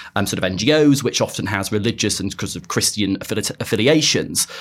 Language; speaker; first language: English; native; English